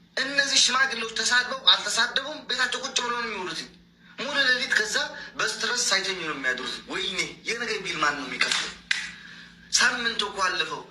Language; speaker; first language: Amharic; native; Amharic